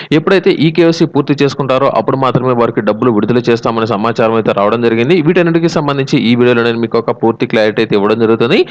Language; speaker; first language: Telugu; native; Telugu